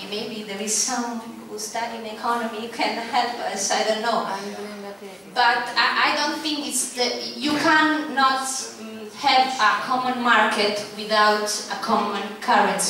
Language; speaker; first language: English; non-native, fluent; Italian